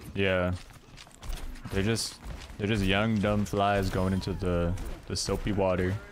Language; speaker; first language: English; native; English